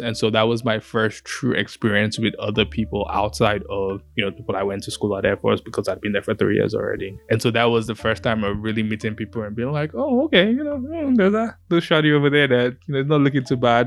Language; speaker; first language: English; non-native, local second language; Yoruba